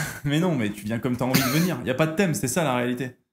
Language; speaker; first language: French; native; French